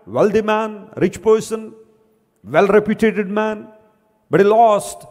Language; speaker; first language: English; non-native, local second language; Telugu